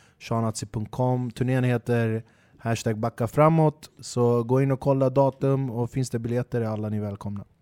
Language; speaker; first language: Swedish; early bilingual, other home language; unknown